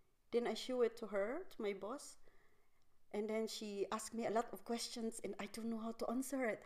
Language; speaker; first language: English; non-native, local second language; Filipino